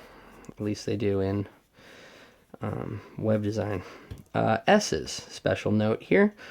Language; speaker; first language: English; native; English